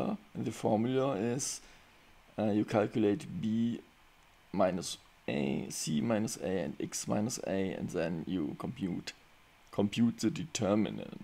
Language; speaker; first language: English; non-native, fluent; German